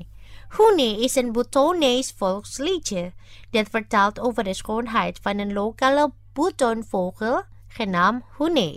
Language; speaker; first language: Dutch; non-native, fluent; Indonesian